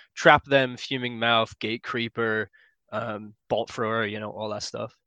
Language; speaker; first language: English; native; English